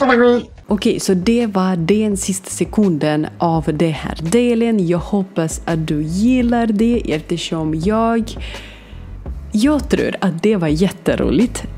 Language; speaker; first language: Swedish; non-native, learner; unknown